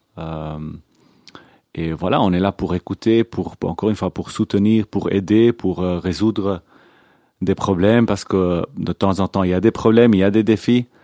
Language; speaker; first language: French; non-native, local second language; Hebrew